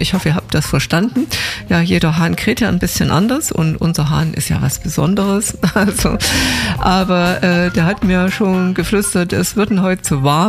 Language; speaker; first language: German; native; German